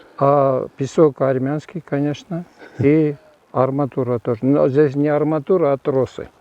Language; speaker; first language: Russian; non-native, local second language; Armenian